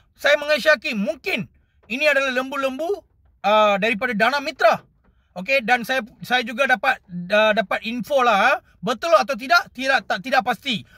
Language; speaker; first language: Malay; non-native, local second language; Tamil